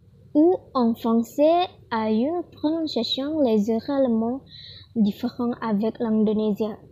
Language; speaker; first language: French; non-native, learner; Indonesian